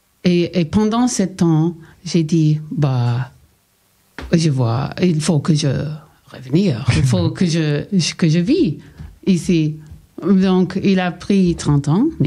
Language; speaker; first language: French; non-native, local second language; English